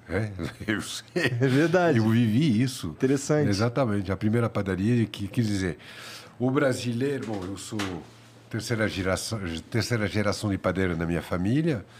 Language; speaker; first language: Portuguese; non-native, fluent; French